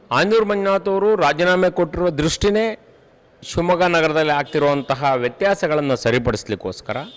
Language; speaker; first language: Kannada; native; Kannada